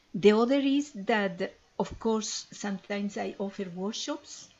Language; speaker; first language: English; non-native, fluent; Spanish